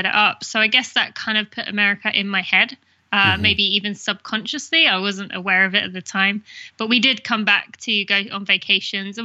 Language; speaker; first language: English; native; English